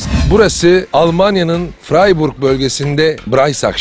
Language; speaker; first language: Turkish; native; Turkish